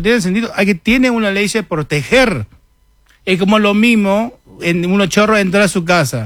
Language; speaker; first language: Spanish; non-native, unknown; Chinese